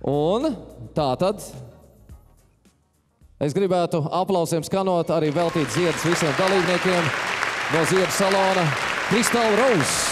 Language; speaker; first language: Latvian; native; Latvian